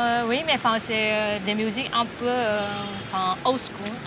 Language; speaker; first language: French; non-native, learner; Vietnamese